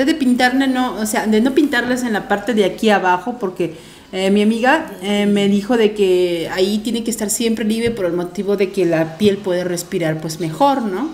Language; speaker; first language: Spanish; native; Spanish